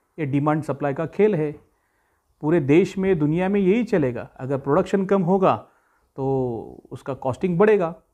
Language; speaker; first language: Hindi; non-native, local second language; Marathi